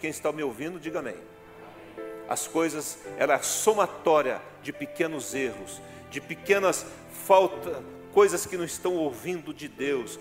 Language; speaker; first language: Portuguese; native; Portuguese